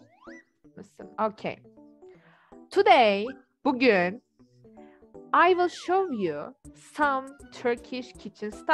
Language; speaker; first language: English; non-native, fluent; Turkish